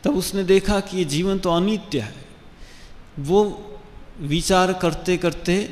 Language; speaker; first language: Hindi; non-native, local second language; Bangla